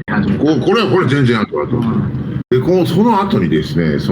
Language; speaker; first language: Japanese; native; Japanese